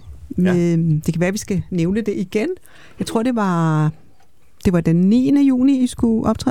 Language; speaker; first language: Danish; native; Danish